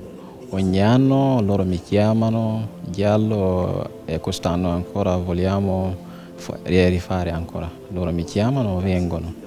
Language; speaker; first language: Italian; non-native, learner; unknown